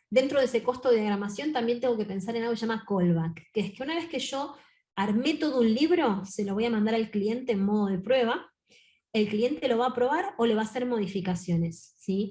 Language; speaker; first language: Spanish; native; Spanish